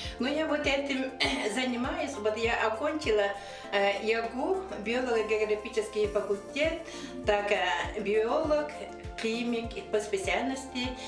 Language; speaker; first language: Russian; non-native, local second language; Yakut